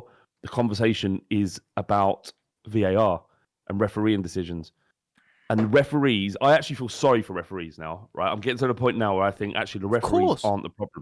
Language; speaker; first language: English; native; English